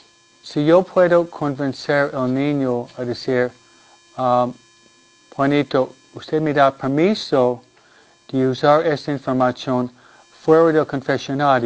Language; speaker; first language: Spanish; non-native, fluent; English